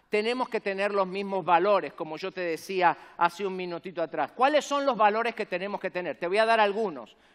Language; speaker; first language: Spanish; native; Spanish